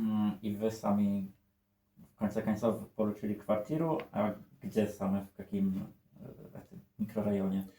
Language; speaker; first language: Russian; non-native, learner; Polish